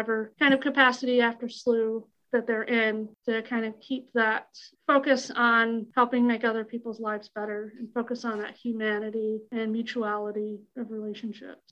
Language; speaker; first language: English; native; English